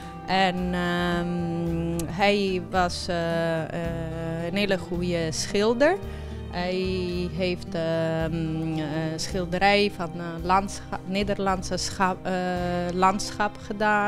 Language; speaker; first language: Dutch; early bilingual, heritage; Italian